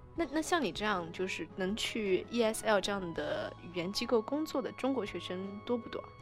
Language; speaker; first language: Chinese; native; Chinese